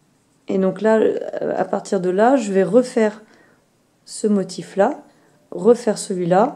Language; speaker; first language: French; native; French